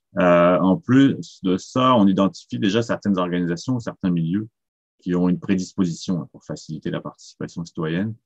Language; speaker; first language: French; native; French